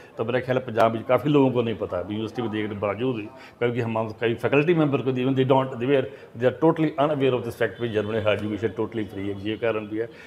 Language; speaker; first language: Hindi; non-native, local second language; Punjabi